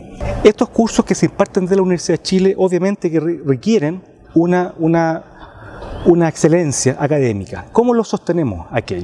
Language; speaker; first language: Spanish; native; Spanish